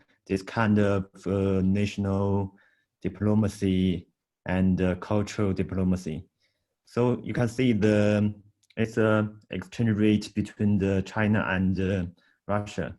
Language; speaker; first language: English; non-native, learner; Chinese